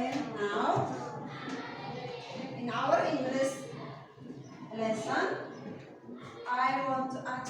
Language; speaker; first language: English; non-native, learner; Indonesian